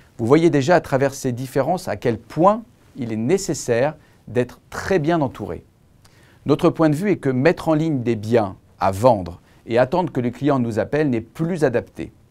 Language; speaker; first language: French; native; French